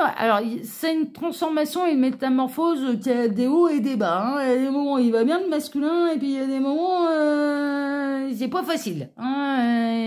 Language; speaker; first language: French; native; French